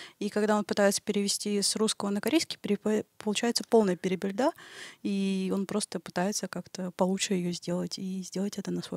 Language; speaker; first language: Russian; native; Russian